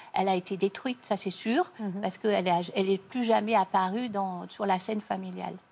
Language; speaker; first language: French; native; French